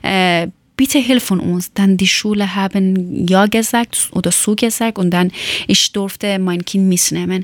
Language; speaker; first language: German; non-native, learner; Persian